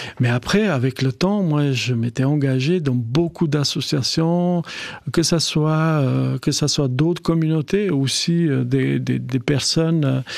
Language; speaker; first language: French; non-native, fluent; Albanian